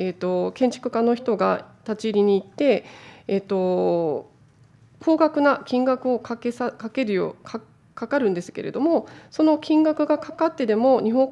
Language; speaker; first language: Japanese; native; Japanese